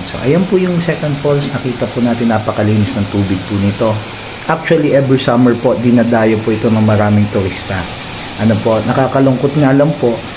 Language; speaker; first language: Filipino; native; Filipino